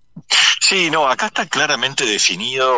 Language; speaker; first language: Spanish; native; Spanish